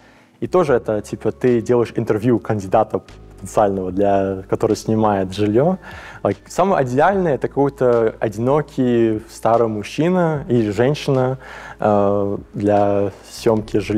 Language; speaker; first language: Russian; early bilingual, heritage; English